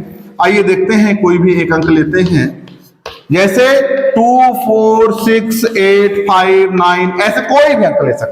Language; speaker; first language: Hindi; native; Hindi